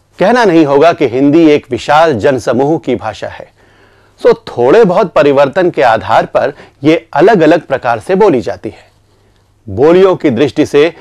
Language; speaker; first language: Hindi; native; Hindi